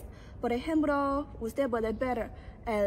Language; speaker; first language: Spanish; non-native, learner; Chinese